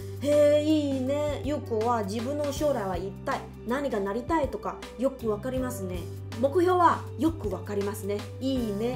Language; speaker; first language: Japanese; non-native, learner; Chinese